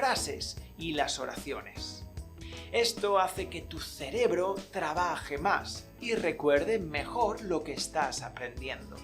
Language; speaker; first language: Spanish; native; Spanish